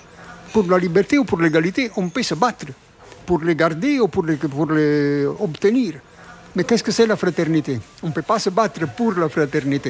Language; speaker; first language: French; non-native, fluent; Italian